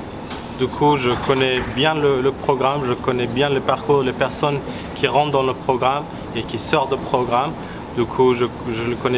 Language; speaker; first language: French; non-native, fluent; Persian